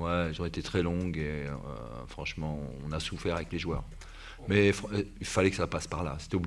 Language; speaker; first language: French; native; French